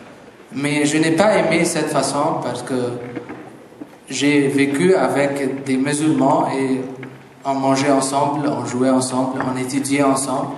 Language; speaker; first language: French; non-native, fluent; Arabic